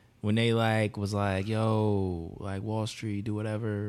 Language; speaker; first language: English; native; English